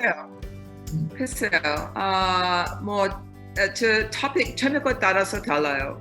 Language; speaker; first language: Korean; non-native, fluent; English